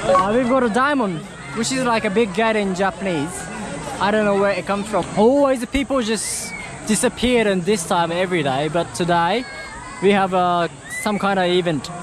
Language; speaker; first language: English; non-native, fluent; Japanese